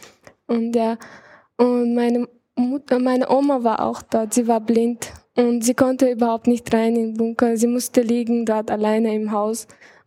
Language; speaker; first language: German; early bilingual, other home language; Chechen